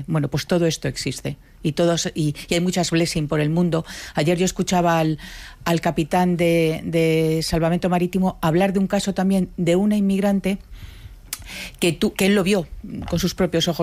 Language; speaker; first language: Spanish; native; Spanish